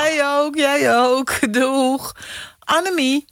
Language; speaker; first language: Dutch; native; Dutch